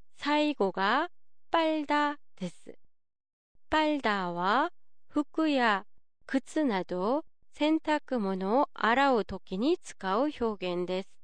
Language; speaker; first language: Japanese; non-native, fluent; Korean